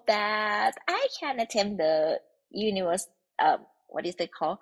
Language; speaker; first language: English; non-native, learner; Thai